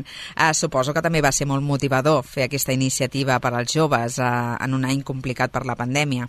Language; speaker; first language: Catalan; native; Catalan